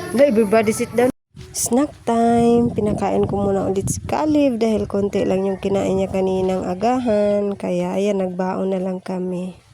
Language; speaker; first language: Filipino; non-native, local second language; Cebuano